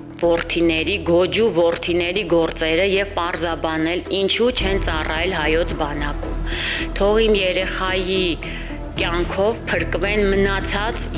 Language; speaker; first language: Armenian; native; Armenian